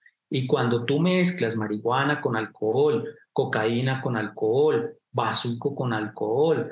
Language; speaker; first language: Spanish; native; Spanish